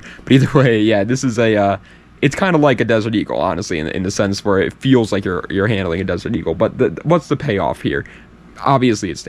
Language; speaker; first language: English; native; English